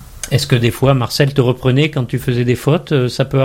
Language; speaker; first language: French; native; French